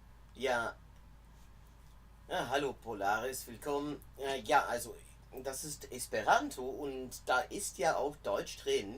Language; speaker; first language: German; non-native, fluent; English